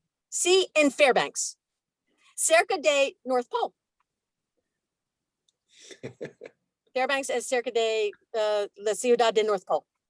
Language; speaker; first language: Spanish; non-native, learner; English